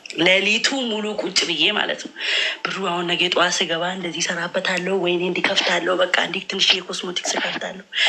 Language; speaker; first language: Amharic; native; Amharic